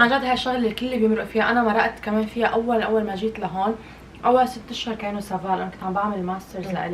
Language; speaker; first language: Arabic; native; Arabic